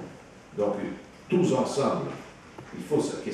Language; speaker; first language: French; non-native, fluent; Italian